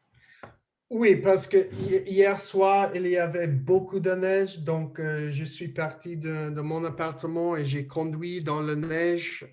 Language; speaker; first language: French; non-native, learner; English